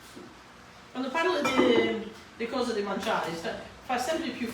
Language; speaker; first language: Italian; early bilingual, heritage; Italian